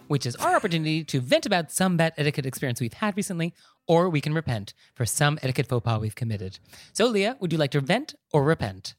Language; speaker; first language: English; native; English